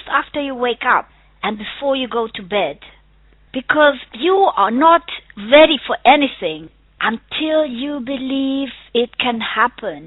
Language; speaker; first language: English; non-native, fluent; German